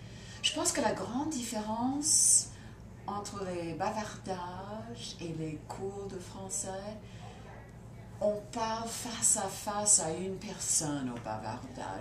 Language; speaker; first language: French; non-native, fluent; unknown